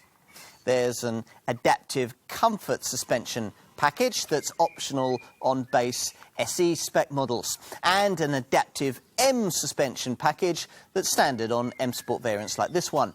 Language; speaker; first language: English; native; English